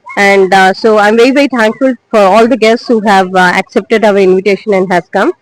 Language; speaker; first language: English; non-native, local second language; Telugu